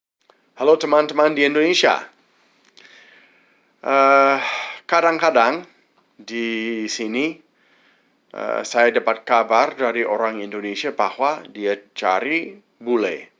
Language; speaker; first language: Indonesian; non-native, fluent; English